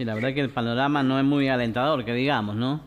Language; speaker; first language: Spanish; native; Spanish